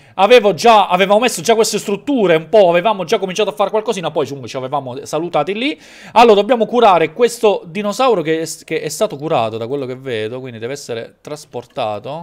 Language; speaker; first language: Italian; native; Italian